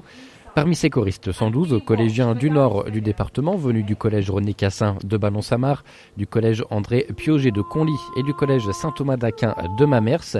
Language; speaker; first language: French; native; French